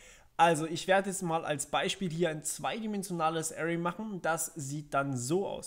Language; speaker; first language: German; native; German